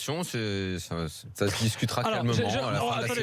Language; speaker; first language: French; native; French